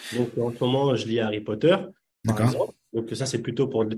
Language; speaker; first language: French; early bilingual, other home language; Arabic